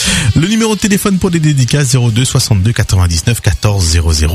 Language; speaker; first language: French; native; French